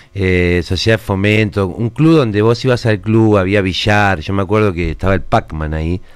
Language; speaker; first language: Spanish; native; Spanish